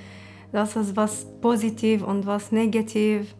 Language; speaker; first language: German; non-native, learner; Arabic